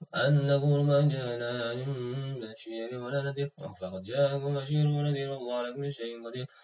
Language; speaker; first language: Arabic; non-native, learner; Indonesian